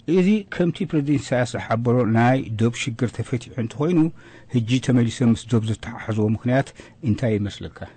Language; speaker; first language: Tigrinya; native; Tigrinya